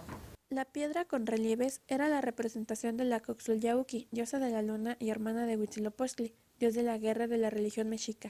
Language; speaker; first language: Spanish; native; Spanish